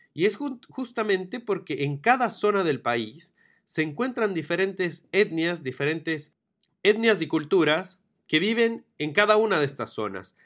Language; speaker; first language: Spanish; native; Spanish